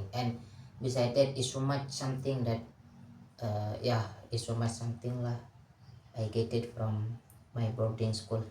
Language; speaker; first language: English; non-native, learner; Indonesian